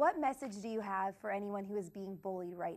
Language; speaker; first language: English; native; English